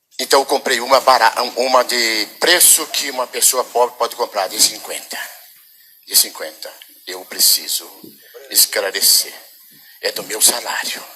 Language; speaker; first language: Portuguese; native; Portuguese